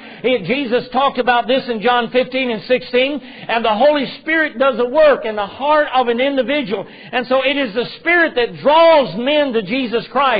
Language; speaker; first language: English; native; English